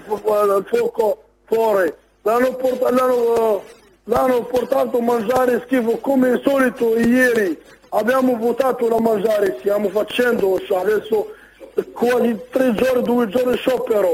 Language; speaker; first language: Italian; non-native, learner; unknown